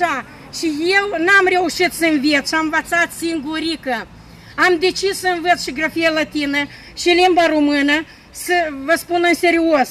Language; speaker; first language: Romanian; non-native, local second language; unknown